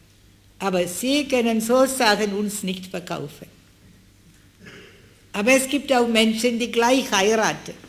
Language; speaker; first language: German; non-native, fluent; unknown